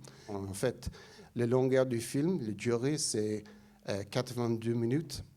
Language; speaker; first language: French; non-native, fluent; English